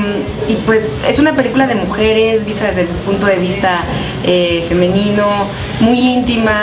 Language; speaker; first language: Spanish; native; Spanish